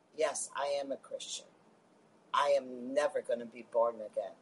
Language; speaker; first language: English; native; English